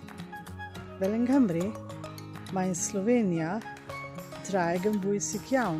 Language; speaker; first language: Welsh; non-native, learner; Slovenian